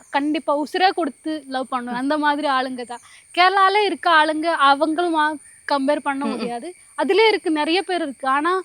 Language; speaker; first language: Tamil; non-native, learner; Malayalam